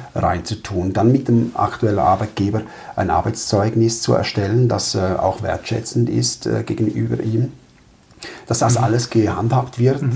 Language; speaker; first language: German; early bilingual, other home language; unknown